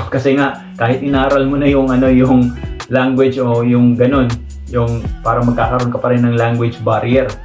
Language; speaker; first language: Filipino; non-native, local second language; Cebuano